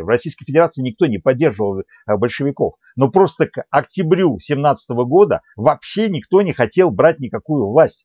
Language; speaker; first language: Russian; native; Russian